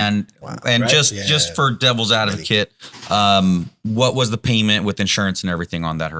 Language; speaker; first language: English; native; English